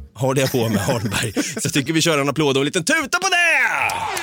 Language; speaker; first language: Swedish; native; Swedish